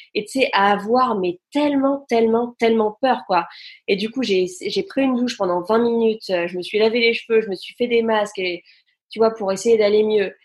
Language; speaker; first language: French; native; French